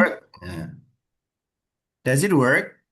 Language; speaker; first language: English; non-native, local second language; Indonesian